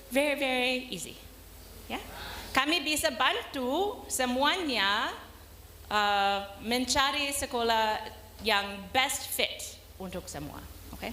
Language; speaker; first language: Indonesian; non-native, learner; English